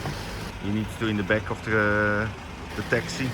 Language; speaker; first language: English; non-native, learner; Dutch